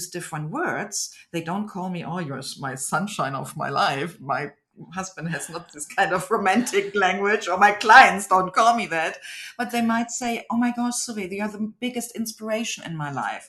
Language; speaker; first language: English; non-native, fluent; German